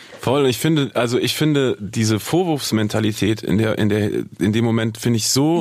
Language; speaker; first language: German; native; German